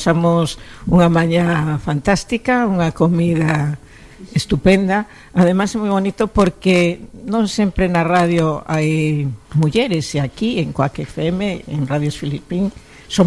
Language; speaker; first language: Galician; native; Galician